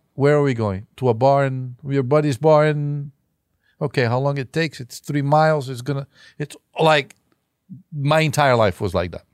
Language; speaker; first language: English; non-native, fluent; Portuguese